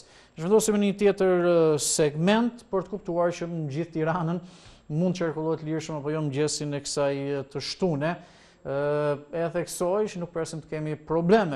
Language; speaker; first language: Albanian; native; Albanian